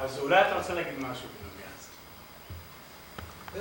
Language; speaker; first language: Hebrew; early bilingual, other home language; Arabic